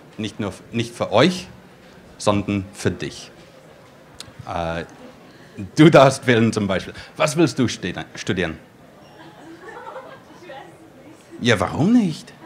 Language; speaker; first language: German; non-native, fluent; English